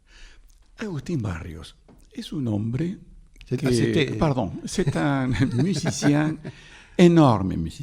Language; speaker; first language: French; non-native, fluent; Spanish